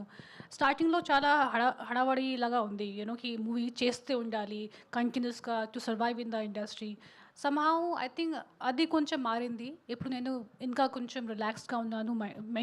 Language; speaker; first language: Telugu; non-native, local second language; Hindi